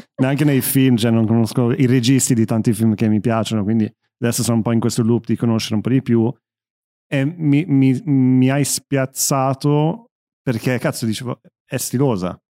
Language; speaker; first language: Italian; early bilingual, other home language; English